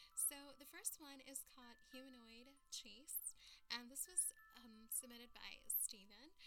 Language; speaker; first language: English; early bilingual, other home language; Spanish